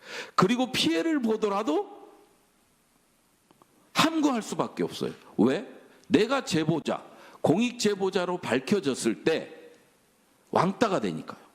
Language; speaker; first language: Korean; native; Korean